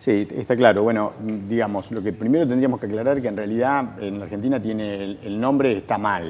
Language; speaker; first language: Spanish; native; Spanish